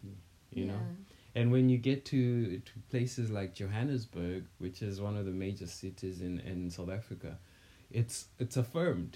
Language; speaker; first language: English; non-native, local second language; North Ndebele